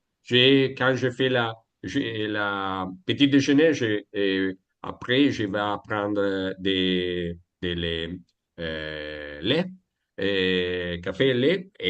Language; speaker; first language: French; non-native, learner; Italian